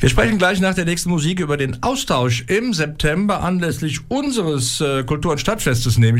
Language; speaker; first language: German; native; German